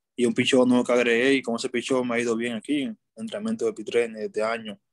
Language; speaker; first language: Spanish; native; Spanish